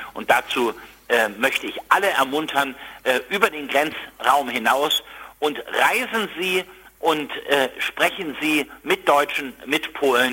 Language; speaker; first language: German; native; German